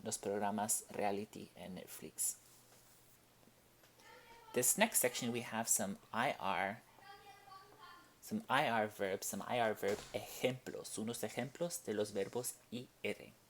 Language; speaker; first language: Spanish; non-native, fluent; English